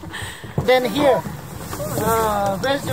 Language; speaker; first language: English; non-native, fluent; Tibetan